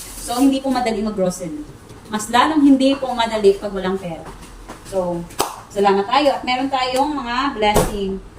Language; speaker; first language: Filipino; native; Filipino